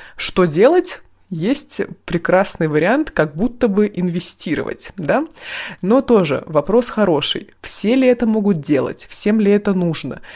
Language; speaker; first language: Russian; native; Russian